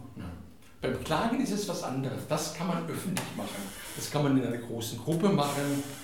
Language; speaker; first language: German; non-native, fluent; Hungarian